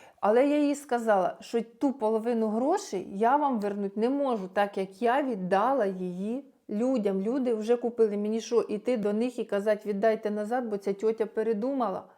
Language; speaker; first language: Ukrainian; native; Ukrainian